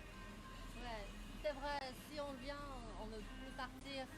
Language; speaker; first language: French; non-native, fluent; Chinese